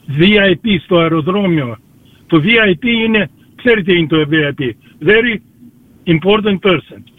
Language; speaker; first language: Greek; non-native, fluent; Russian